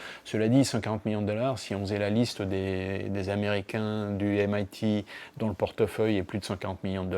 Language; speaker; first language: French; native; French